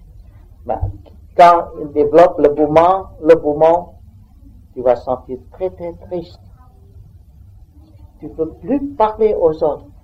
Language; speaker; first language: French; non-native, learner; Vietnamese